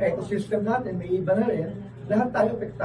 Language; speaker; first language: Filipino; native; Filipino